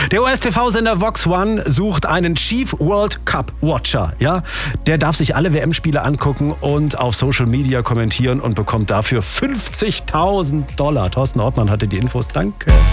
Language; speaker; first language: German; native; German